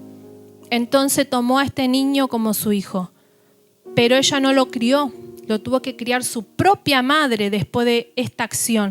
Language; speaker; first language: Spanish; native; Spanish